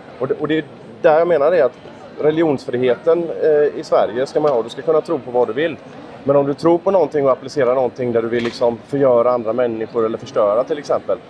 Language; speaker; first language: Swedish; native; Swedish